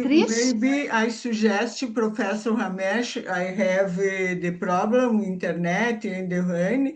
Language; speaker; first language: English; non-native, learner; Portuguese